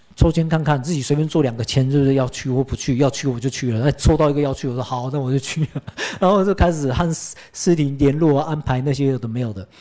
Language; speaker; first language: Chinese; early bilingual, heritage; Chinese